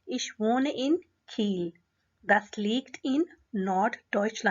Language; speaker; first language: German; non-native, fluent; Urdu